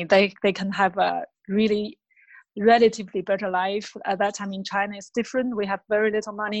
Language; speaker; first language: English; non-native, fluent; Chinese